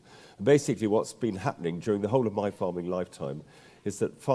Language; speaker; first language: English; native; English